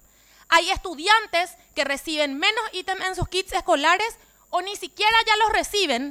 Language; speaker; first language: Spanish; native; Spanish